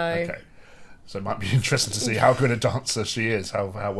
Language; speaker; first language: English; native; English